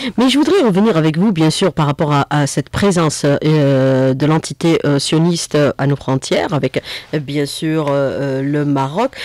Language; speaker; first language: French; non-native, local second language; Arabic